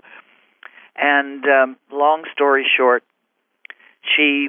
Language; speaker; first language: English; native; English